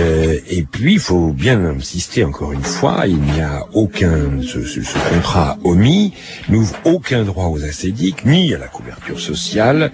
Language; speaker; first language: French; native; French